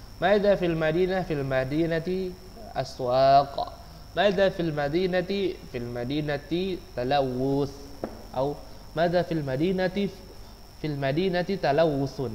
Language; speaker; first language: Arabic; non-native, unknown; Indonesian